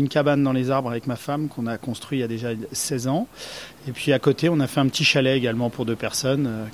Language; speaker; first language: French; native; French